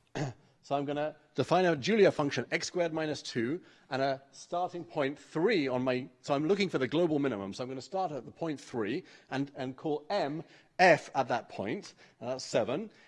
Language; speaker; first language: English; native; English